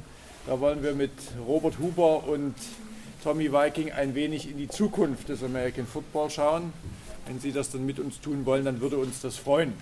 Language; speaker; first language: German; native; German